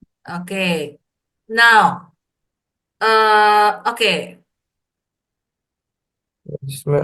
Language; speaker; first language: English; non-native, fluent; Indonesian